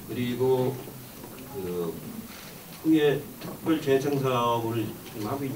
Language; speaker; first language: Korean; native; Korean